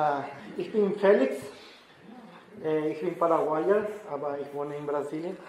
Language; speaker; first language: German; non-native, learner; Spanish